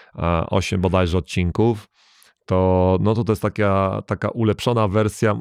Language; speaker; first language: Polish; native; Polish